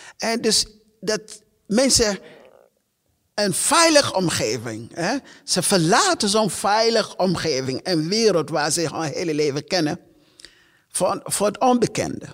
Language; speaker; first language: Dutch; non-native, fluent; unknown